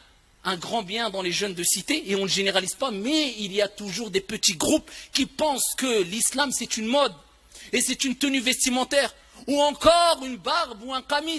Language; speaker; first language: French; early bilingual, other home language; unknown